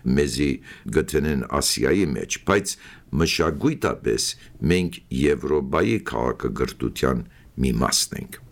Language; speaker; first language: Armenian; early bilingual, heritage; Armenian